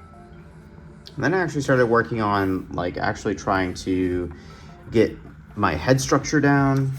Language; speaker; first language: English; native; English